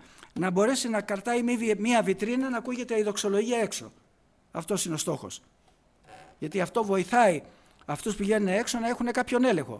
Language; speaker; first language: Greek; native; Greek